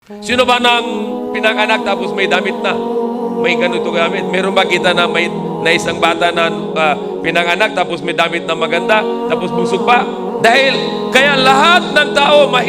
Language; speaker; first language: Filipino; non-native, learner; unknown